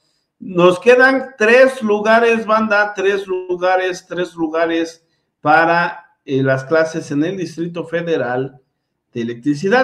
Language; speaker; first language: Spanish; native; Spanish